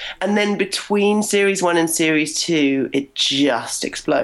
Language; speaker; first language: English; native; English